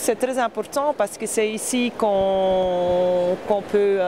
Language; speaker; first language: French; non-native, fluent; Dutch